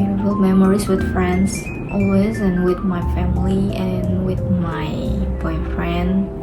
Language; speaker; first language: English; non-native, learner; Indonesian